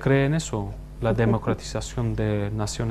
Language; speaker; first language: Spanish; non-native, fluent; Turkish